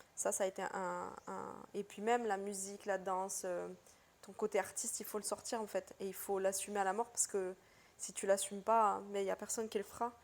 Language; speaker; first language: French; early bilingual, other home language; Portuguese